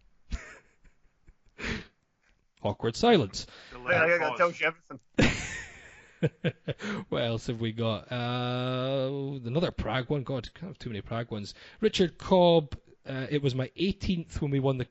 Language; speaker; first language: English; native; English